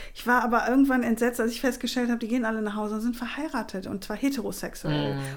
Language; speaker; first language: German; non-native, fluent; Spanish